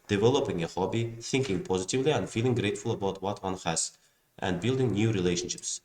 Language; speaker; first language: English; non-native, fluent; Kazakh